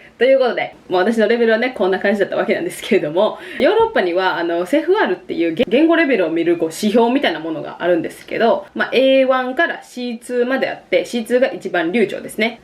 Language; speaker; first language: Japanese; native; Japanese